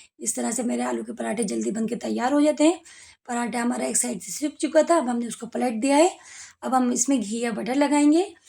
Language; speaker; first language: Hindi; native; Hindi